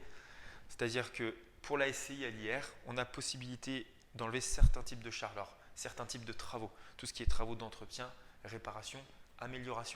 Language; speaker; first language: French; native; French